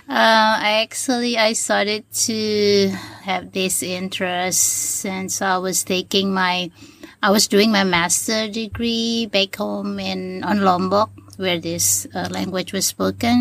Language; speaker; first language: English; non-native, fluent; Sasak